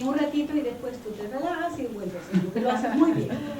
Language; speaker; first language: Spanish; early bilingual, heritage; Spanish